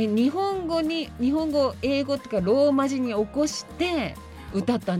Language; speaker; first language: Japanese; native; Japanese